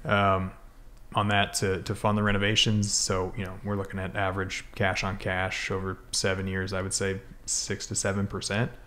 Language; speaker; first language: English; native; English